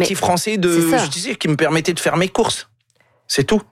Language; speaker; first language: French; non-native, local second language; Arabic